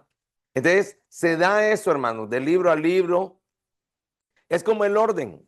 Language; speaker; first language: Spanish; native; Spanish